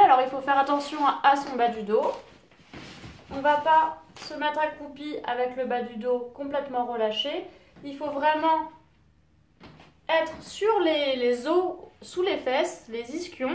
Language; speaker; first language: French; native; French